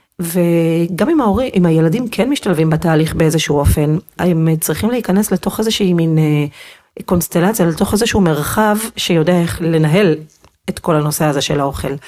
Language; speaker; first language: Hebrew; native; Hebrew